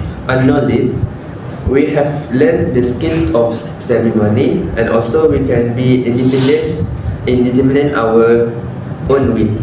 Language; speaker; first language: English; non-native, learner; Malay